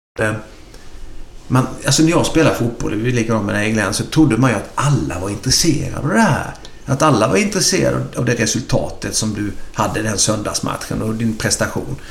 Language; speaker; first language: Swedish; native; Swedish